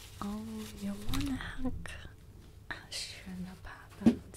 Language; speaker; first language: English; non-native, learner; Cantonese